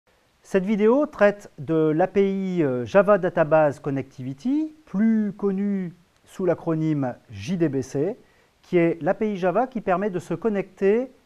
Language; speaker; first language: French; native; French